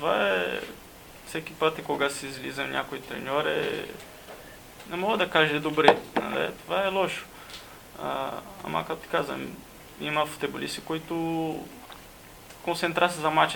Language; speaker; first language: Bulgarian; non-native, learner; Portuguese